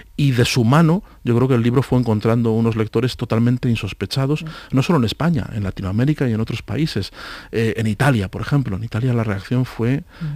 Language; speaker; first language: Spanish; native; Spanish